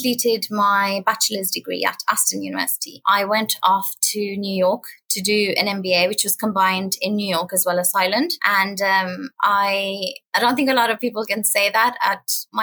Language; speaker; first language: English; non-native, local second language; Urdu